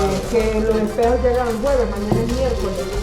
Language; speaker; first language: Spanish; native; Spanish